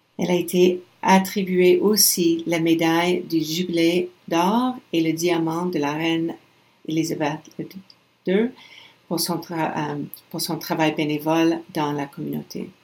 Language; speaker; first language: French; non-native, local second language; English